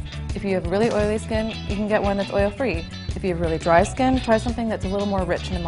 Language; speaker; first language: English; native; English